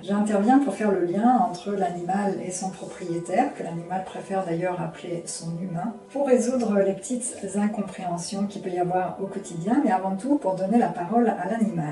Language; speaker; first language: French; native; French